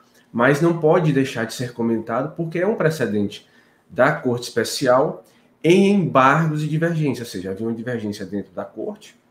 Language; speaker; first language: Portuguese; native; Portuguese